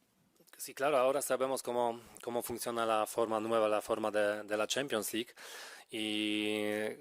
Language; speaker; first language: Spanish; non-native, fluent; Polish